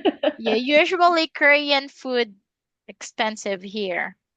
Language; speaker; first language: English; non-native, local second language; Filipino